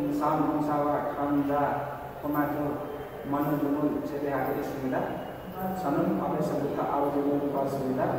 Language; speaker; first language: Korean; non-native, learner; Nepali